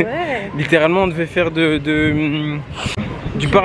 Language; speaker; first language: French; native; French